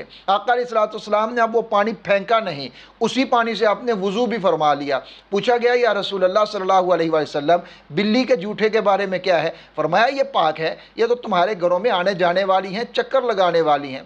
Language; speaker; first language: Urdu; native; Urdu